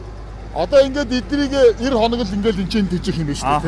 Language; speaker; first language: Mongolian; native; Mongolian